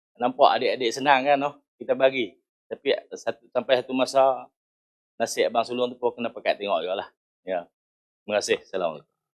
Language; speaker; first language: Malay; native; Malay